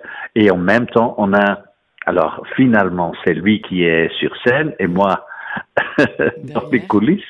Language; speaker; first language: French; non-native, fluent; Dutch